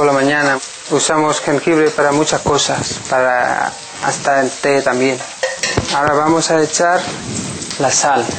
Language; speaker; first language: Spanish; non-native, learner; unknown